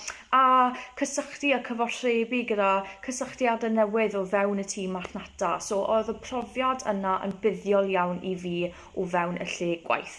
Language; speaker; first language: Welsh; non-native, local second language; English